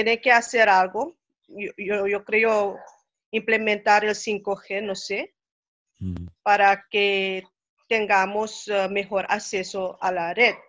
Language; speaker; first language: Spanish; non-native, fluent; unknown